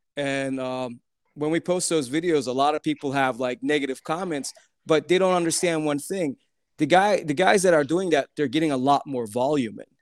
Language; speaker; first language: English; early bilingual, other home language; Turkish